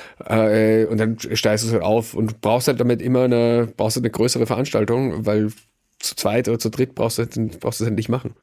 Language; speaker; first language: German; native; German